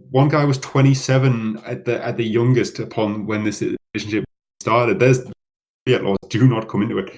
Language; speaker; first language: English; native; English